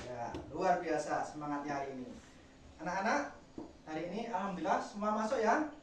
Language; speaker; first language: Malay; non-native, local second language; Javanese